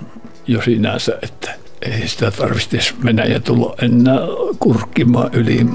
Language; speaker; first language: Finnish; native; Finnish